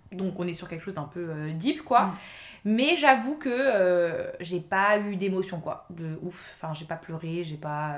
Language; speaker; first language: French; native; French